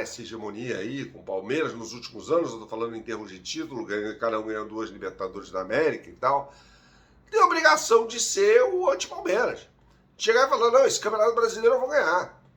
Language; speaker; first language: Portuguese; native; Portuguese